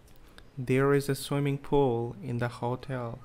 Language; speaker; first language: English; non-native, learner; Bangla